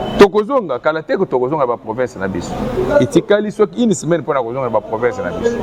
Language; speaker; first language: Lingala; non-native, local second language; Luba-Lulua